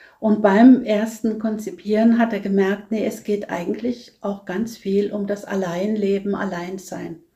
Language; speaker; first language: German; non-native, fluent; Norwegian